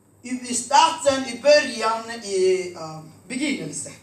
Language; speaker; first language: Swedish; non-native, fluent; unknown